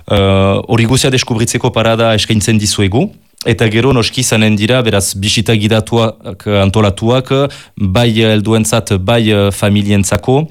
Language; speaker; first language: Basque; native; Basque